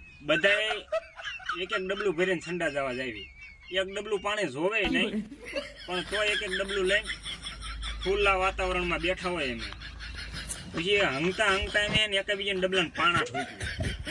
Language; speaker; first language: Gujarati; native; Gujarati